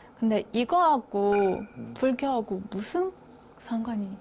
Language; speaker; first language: Korean; non-native, fluent; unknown